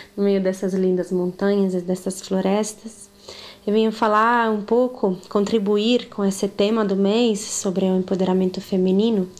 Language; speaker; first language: Portuguese; non-native, fluent; Italian